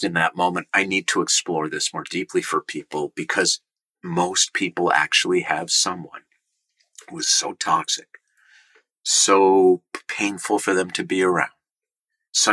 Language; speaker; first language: English; native; English